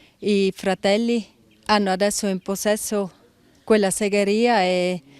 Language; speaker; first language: Italian; non-native, local second language; German